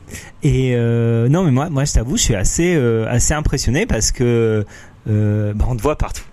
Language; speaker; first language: French; native; French